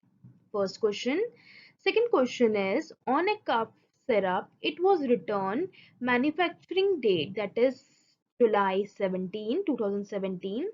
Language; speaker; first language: English; non-native, local second language; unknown